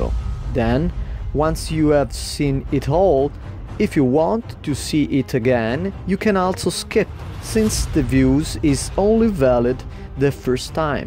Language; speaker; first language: English; non-native, fluent; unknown